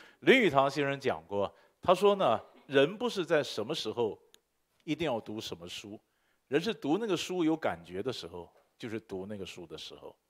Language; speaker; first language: Chinese; native; Chinese